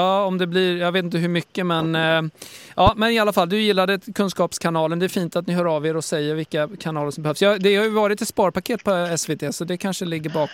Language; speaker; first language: Swedish; native; Swedish